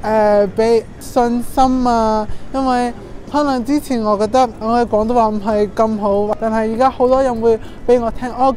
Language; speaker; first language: Cantonese; non-native, fluent; English